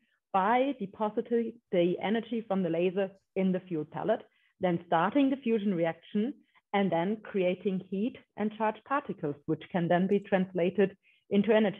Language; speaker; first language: English; non-native, fluent; German